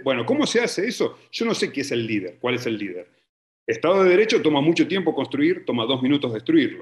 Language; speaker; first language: Spanish; native; Spanish